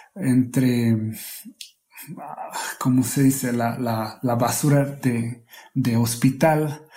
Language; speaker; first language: Spanish; non-native, fluent; Slovak